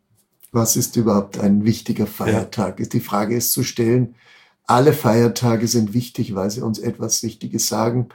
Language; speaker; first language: German; native; German